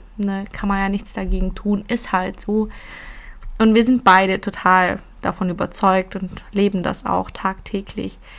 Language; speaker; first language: German; early bilingual, other home language; Filipino